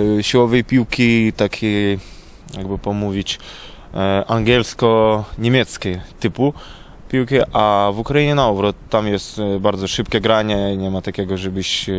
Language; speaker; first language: Polish; non-native, learner; Ukrainian